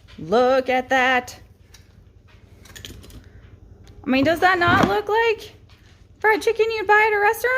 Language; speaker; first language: English; native; English